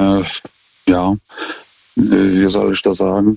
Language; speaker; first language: German; non-native, fluent; Lithuanian